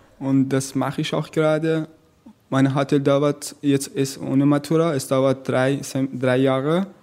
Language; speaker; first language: German; non-native, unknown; Persian